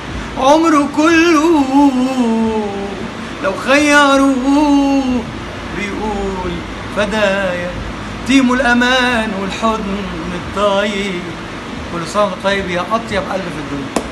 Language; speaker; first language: Arabic; native; Arabic